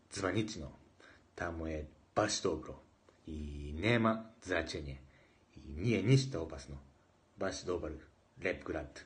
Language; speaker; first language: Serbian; non-native, learner; Japanese